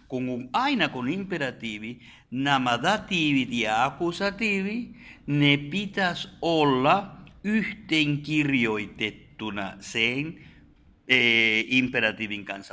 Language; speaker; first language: Finnish; non-native, fluent; Spanish